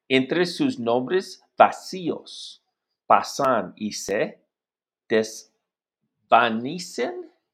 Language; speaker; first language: Spanish; non-native, learner; English